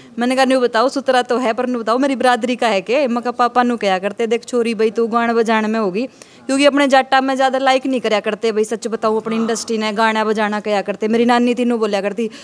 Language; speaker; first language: Hindi; native; Hindi